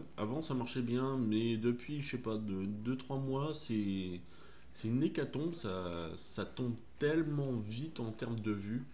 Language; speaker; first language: French; native; French